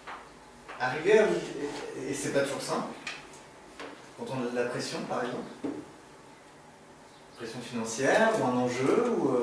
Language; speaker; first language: French; native; French